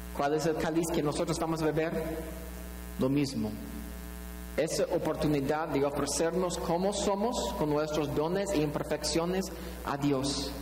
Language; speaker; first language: Spanish; non-native, fluent; English